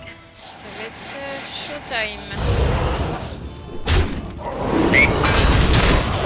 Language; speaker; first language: French; native; French